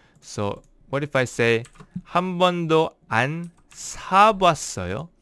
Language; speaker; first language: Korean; non-native, learner; English